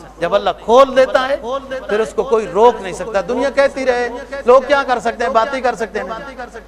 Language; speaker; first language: Urdu; non-native, local second language; Punjabi